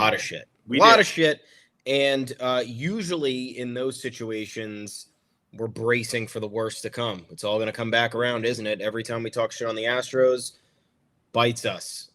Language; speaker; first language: English; native; English